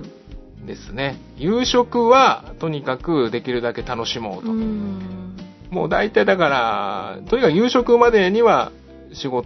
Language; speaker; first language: Japanese; native; Japanese